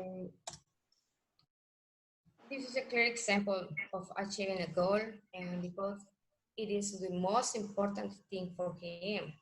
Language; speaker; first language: English; non-native, learner; Spanish